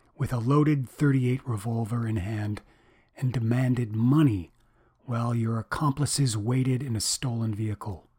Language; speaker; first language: English; native; English